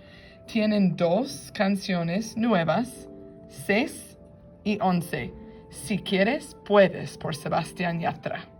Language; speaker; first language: Spanish; non-native, fluent; English